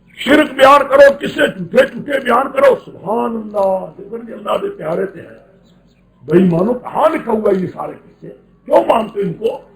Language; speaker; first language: Urdu; non-native, local second language; Pashto